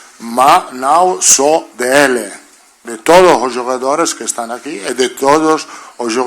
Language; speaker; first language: Portuguese; non-native, learner; Italian